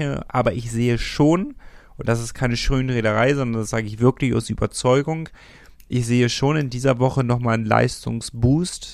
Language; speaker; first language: German; native; German